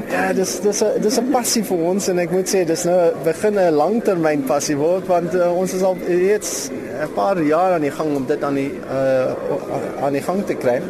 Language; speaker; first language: Afrikaans; non-native, local second language; English